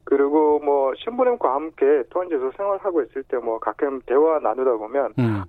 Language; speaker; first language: Korean; non-native, fluent; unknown